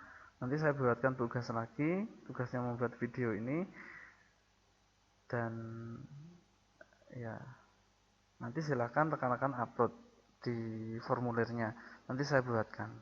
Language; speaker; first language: Indonesian; native; Indonesian